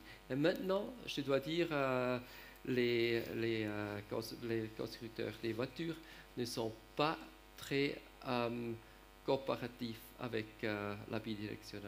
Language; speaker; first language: French; non-native, learner; German